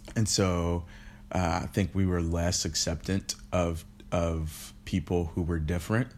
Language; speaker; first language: English; early bilingual, other home language; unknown